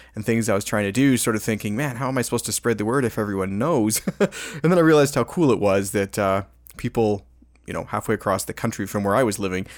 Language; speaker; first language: English; native; English